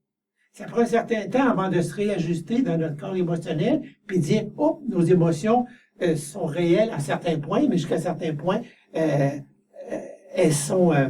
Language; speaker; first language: French; native; French